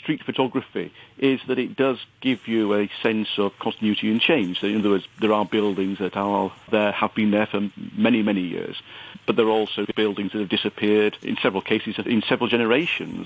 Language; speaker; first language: English; native; English